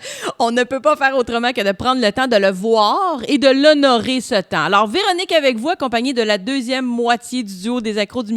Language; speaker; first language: French; native; French